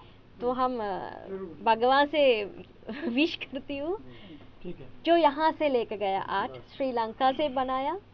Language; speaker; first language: Hindi; non-native, fluent; Sinhala